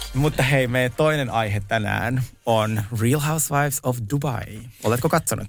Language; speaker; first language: Finnish; native; Finnish